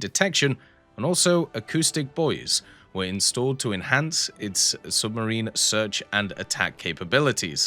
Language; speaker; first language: English; native; English